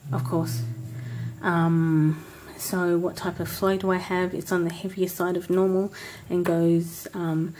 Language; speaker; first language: English; native; English